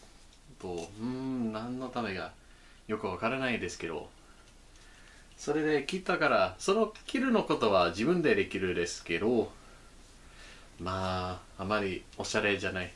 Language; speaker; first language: Japanese; non-native, learner; English